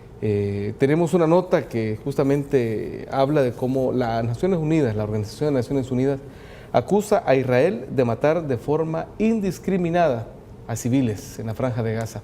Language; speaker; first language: Spanish; native; Spanish